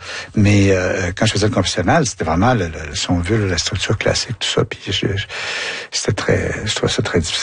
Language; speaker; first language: French; native; French